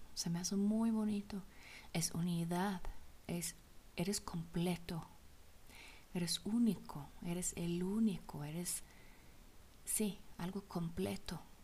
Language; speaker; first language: Spanish; non-native, fluent; German